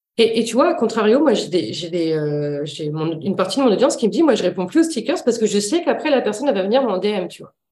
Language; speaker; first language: French; native; French